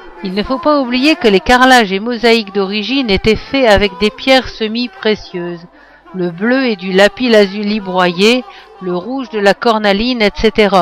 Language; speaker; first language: French; native; French